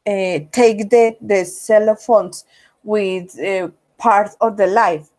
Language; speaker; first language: English; non-native, learner; Spanish